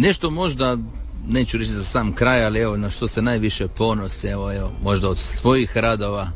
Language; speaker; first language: Serbian; native; Serbian